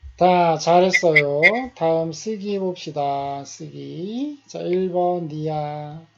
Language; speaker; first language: Korean; native; Korean